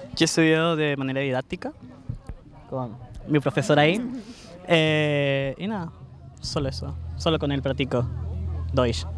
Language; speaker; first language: Spanish; native; Spanish